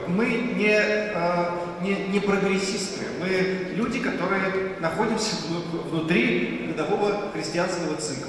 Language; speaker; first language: Russian; native; Russian